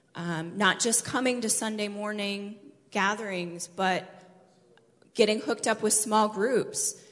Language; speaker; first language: English; native; English